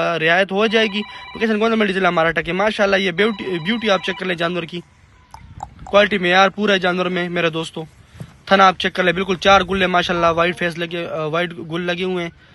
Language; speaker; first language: Urdu; non-native, local second language; Punjabi